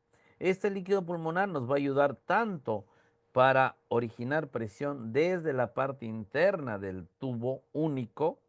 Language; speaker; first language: Spanish; native; Spanish